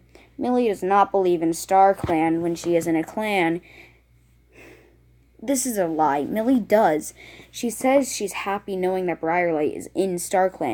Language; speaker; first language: English; native; English